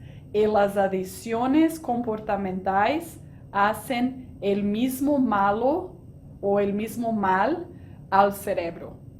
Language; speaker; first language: Spanish; non-native, fluent; Portuguese